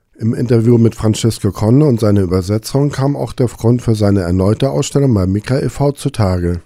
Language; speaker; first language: German; native; German